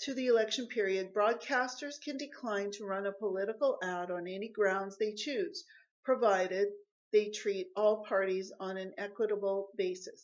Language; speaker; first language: English; native; English